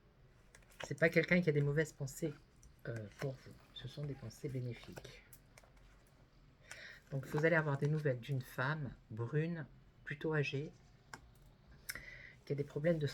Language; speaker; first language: French; native; French